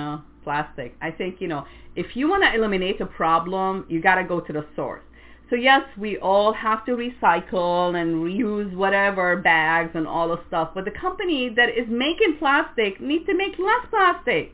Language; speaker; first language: English; non-native, fluent; French